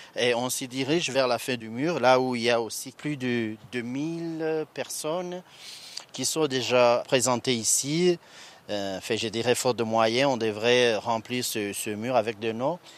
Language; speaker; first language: French; non-native, local second language; Kinyarwanda